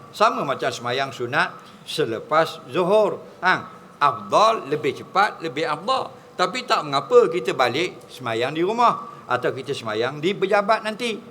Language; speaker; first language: Malay; native; Malay